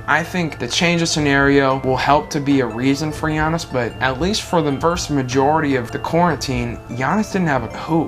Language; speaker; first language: English; native; English